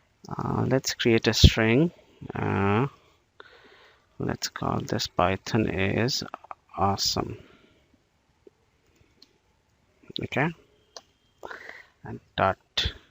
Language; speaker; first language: English; non-native, local second language; Bangla